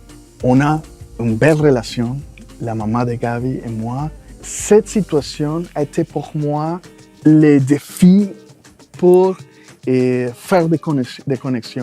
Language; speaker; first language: French; non-native, fluent; Spanish